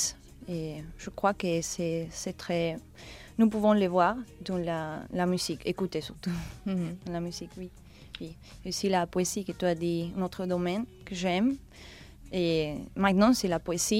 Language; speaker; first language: French; non-native, learner; Spanish